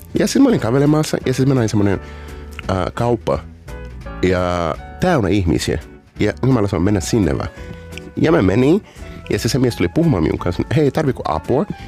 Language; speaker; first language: Finnish; non-native, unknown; Portuguese